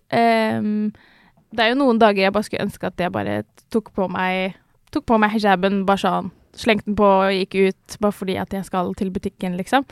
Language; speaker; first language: Norwegian; native; Norwegian